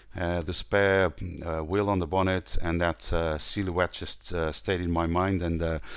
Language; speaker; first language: English; non-native, fluent; Portuguese